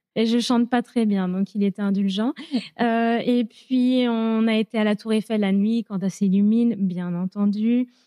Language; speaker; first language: French; native; French